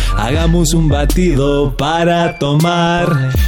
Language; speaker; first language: Spanish; non-native, fluent; English